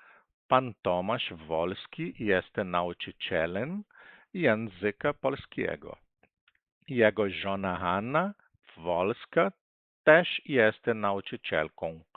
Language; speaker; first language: Polish; non-native, fluent; Portuguese